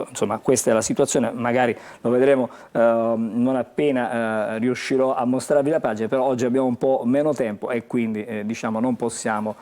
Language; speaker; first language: Italian; native; Italian